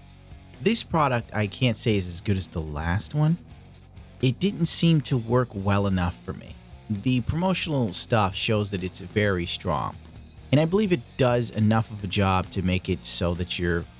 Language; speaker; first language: English; native; English